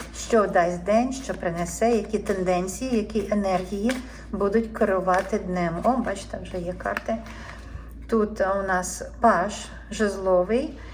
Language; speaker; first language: Ukrainian; native; Ukrainian